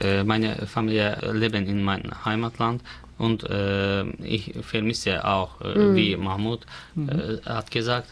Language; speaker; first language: German; non-native, learner; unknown